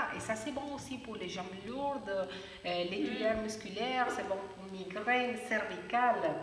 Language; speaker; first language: French; non-native, fluent; Spanish